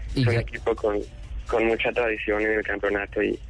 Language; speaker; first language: Spanish; native; Spanish